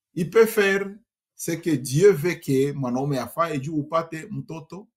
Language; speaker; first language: French; non-native, local second language; Swahili